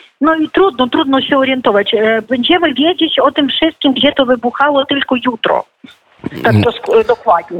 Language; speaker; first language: Polish; non-native, fluent; Ukrainian